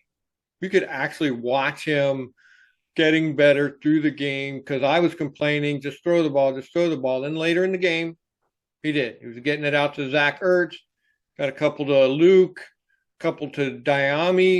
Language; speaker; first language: English; native; English